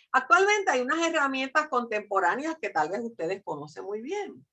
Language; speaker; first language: Spanish; native; Spanish